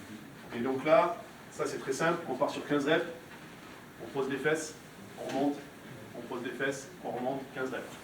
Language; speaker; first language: French; native; French